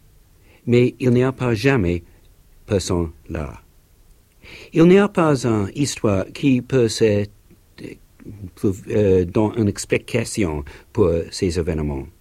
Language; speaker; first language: French; non-native, learner; English